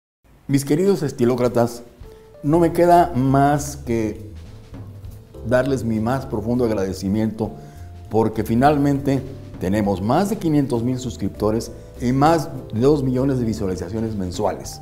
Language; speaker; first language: Spanish; native; Spanish